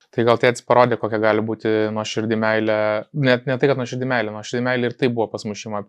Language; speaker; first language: Lithuanian; native; Lithuanian